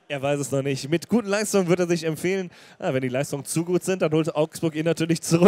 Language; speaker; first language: German; native; German